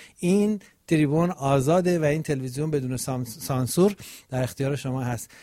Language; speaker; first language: Persian; native; Persian